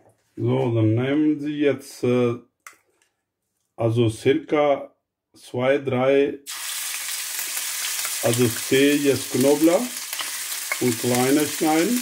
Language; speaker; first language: German; non-native, learner; Urdu